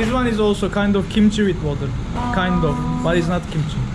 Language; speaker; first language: English; non-native, fluent; Turkish